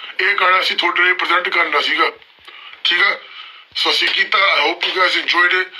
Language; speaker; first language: Punjabi; early bilingual, heritage; Punjabi